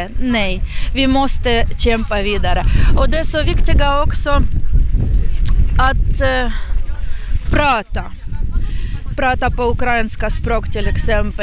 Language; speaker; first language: Swedish; non-native, learner; Ukrainian